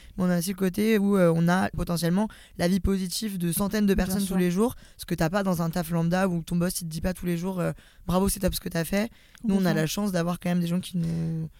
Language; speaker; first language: French; native; French